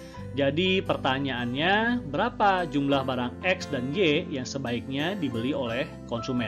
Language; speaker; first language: Indonesian; native; Indonesian